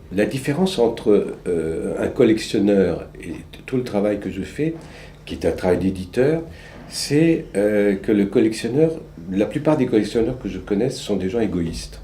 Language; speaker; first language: French; early bilingual, other home language; Romanian